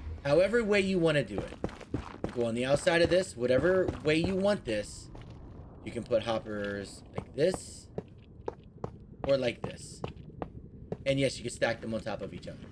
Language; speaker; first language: English; native; English